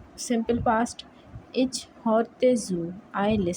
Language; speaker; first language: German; non-native, learner; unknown